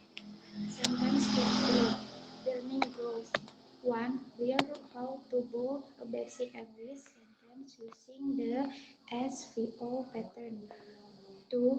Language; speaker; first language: English; non-native, learner; Indonesian